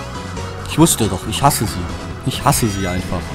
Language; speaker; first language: German; native; German